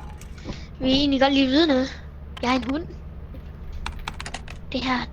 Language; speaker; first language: Danish; native; Danish